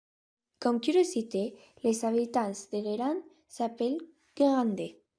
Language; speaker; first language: French; non-native, learner; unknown